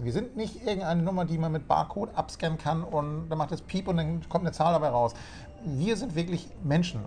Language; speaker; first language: German; native; German